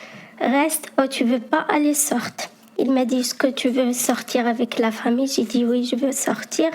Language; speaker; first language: French; non-native, learner; Arabic